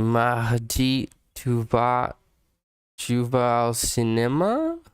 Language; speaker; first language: French; non-native, learner; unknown